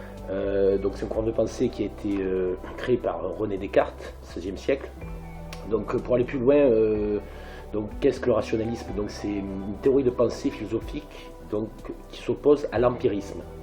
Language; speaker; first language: French; native; French